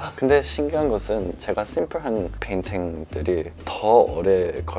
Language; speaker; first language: Korean; early bilingual, heritage; Korean